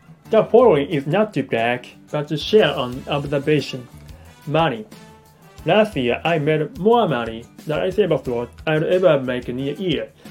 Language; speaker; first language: English; non-native, learner; Japanese